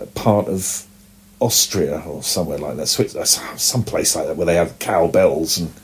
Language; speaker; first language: English; native; English